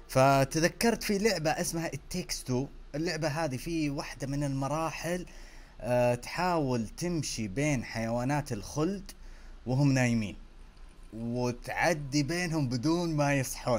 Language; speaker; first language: Arabic; native; Arabic